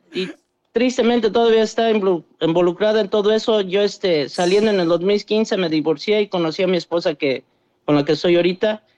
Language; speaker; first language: Spanish; early bilingual, heritage; Spanish